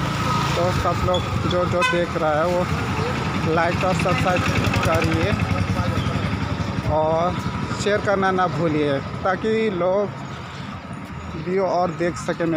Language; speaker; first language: Hindi; non-native, local second language; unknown